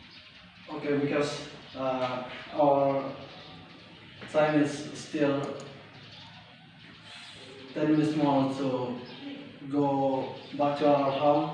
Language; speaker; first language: English; non-native, learner; Indonesian